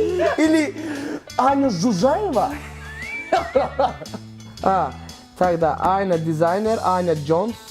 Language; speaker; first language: Russian; non-native, local second language; Turkmen